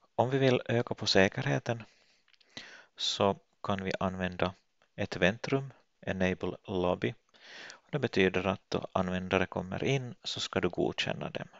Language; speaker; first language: Swedish; native; Swedish